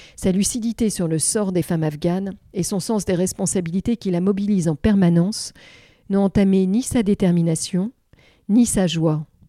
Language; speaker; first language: French; native; French